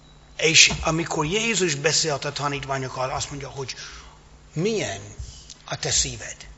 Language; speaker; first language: Hungarian; non-native, fluent; English